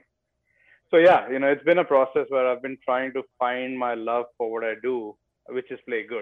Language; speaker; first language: English; non-native, local second language; Bangla